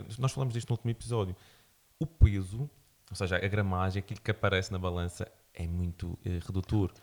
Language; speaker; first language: Portuguese; native; Portuguese